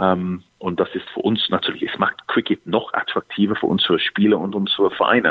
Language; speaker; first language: German; non-native, fluent; English